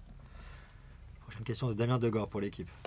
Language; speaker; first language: French; native; French